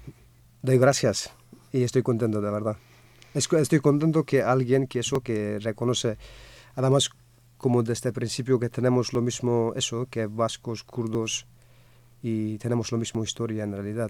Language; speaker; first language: Spanish; non-native, fluent; Kurdish